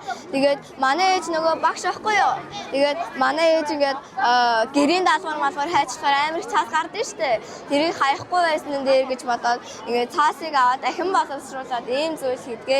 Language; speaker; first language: Mongolian; native; Mongolian